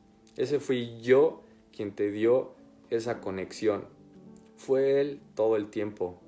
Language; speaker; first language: Spanish; native; Spanish